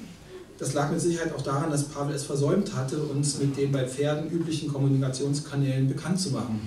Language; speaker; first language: German; native; German